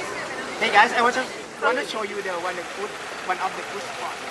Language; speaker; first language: English; non-native, fluent; Thai